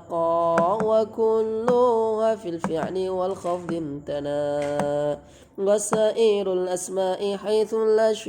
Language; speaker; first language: Arabic; non-native, fluent; Indonesian